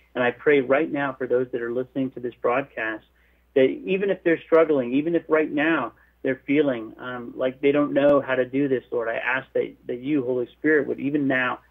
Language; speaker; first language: English; native; English